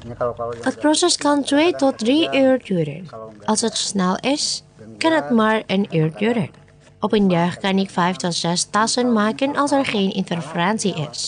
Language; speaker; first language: Dutch; non-native, fluent; Indonesian